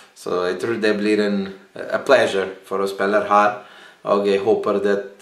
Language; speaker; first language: Norwegian; non-native, learner; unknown